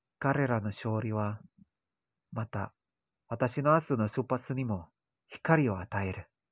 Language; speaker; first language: Japanese; non-native, learner; Indonesian